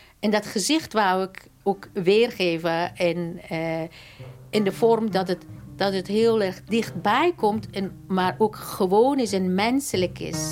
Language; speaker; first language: Dutch; non-native, fluent; Persian